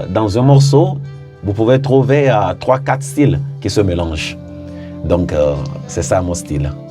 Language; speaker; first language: French; non-native, local second language; Ewe